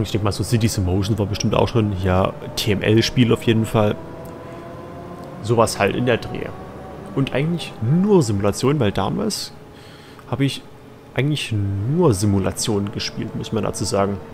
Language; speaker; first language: German; native; German